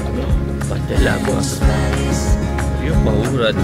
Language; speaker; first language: Italian; non-native, fluent; Filipino